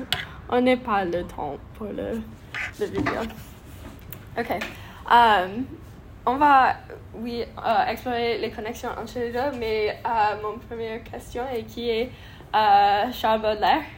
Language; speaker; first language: French; non-native, learner; English